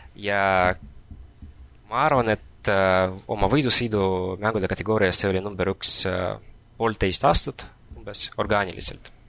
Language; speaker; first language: Estonian; non-native, local second language; Russian